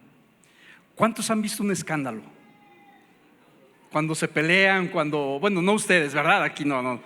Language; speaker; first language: Spanish; native; Spanish